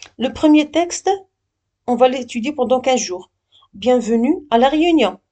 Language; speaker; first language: French; non-native, local second language; Arabic